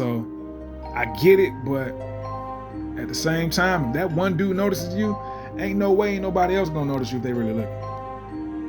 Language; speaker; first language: English; native; English